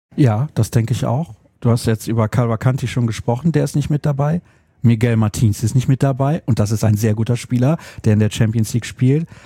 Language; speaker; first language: German; native; German